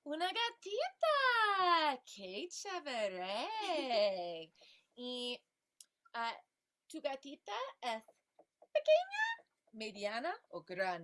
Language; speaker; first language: Spanish; non-native, fluent; English